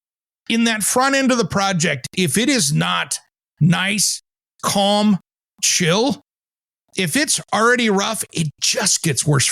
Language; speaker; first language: English; native; English